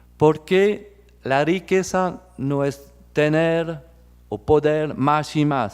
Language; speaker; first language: Spanish; non-native, fluent; French